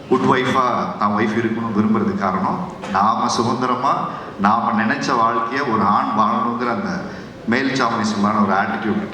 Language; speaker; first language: Tamil; native; Tamil